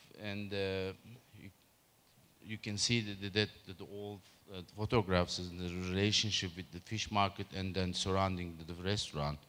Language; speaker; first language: English; non-native, learner; Turkish